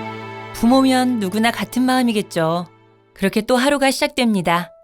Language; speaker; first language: Korean; native; Korean